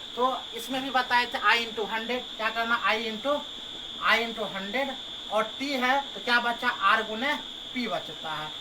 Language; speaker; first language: Hindi; native; Hindi